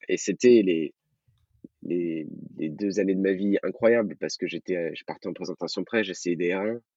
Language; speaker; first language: French; early bilingual, other home language; Arabic